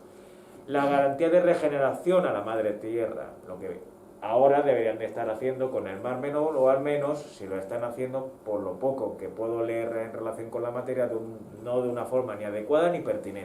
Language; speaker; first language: Spanish; native; Spanish